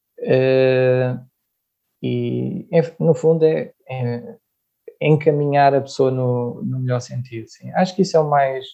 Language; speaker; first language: Portuguese; native; Portuguese